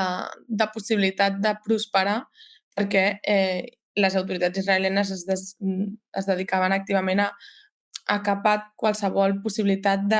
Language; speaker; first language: Catalan; native; Catalan